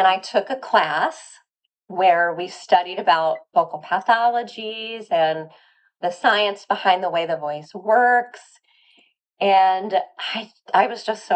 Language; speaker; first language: English; native; English